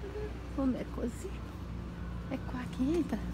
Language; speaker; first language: Italian; non-native, learner; Portuguese